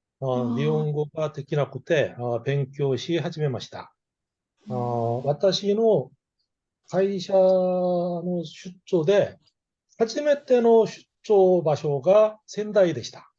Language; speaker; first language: Japanese; non-native, learner; Korean